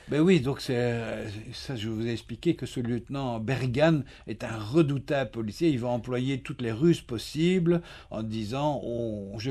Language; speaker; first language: French; native; French